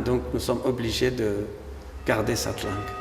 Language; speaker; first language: French; non-native, fluent; Aramaic